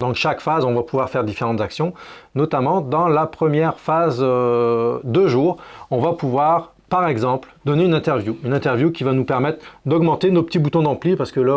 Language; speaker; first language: French; native; French